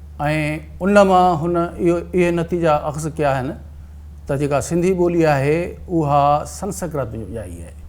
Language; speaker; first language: Sindhi; native; Sindhi